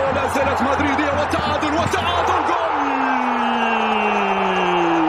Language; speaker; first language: Arabic; native; Arabic